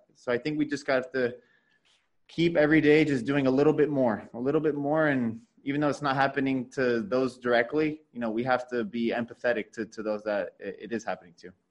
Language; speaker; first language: English; early bilingual, other home language; Spanish